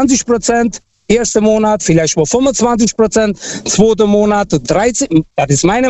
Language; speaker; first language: German; non-native, fluent; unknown